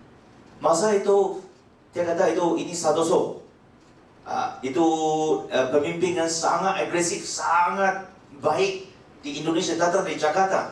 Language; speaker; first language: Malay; non-native, local second language; Chinese